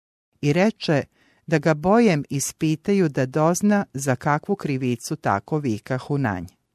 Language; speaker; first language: Serbian; native; Serbian